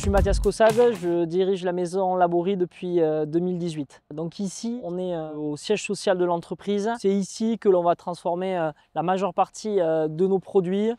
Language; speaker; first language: French; native; French